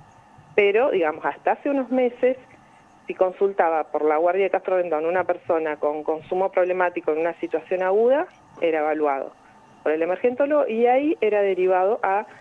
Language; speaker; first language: Spanish; native; Spanish